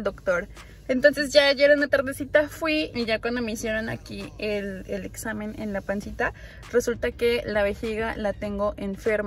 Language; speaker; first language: Spanish; native; Spanish